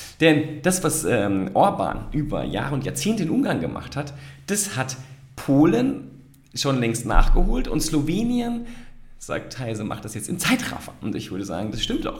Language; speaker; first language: German; native; German